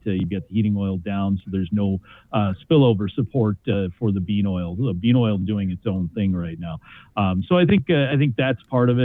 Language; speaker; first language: English; native; English